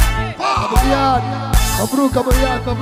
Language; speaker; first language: Arabic; native; Arabic